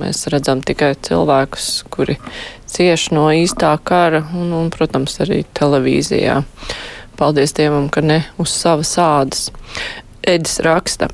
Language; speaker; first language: Latvian; native; Latvian